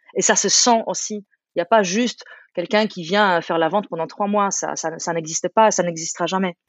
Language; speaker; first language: French; non-native, fluent; Polish